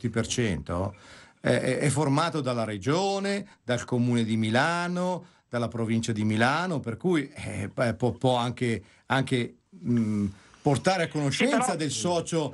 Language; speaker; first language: Italian; native; Italian